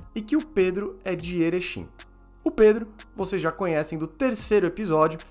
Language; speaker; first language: Portuguese; native; Portuguese